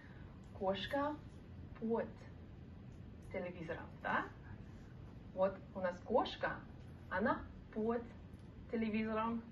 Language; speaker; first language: Russian; non-native, fluent; English